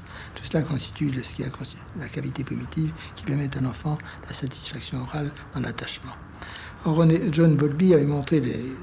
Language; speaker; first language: French; native; French